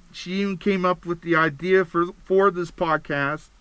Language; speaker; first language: English; native; English